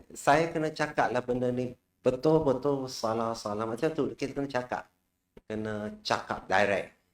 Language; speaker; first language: Malay; non-native, local second language; Chinese